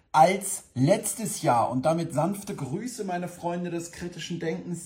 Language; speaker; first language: German; native; German